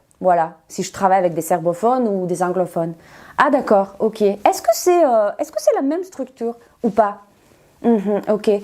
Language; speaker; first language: French; non-native, fluent; Serbian